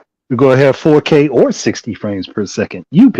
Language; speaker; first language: English; native; English